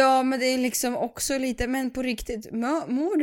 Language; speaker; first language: Swedish; native; Swedish